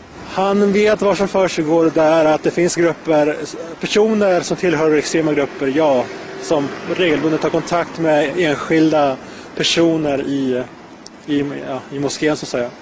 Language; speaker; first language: Swedish; native; Swedish